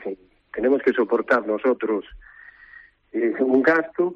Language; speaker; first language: Spanish; native; Spanish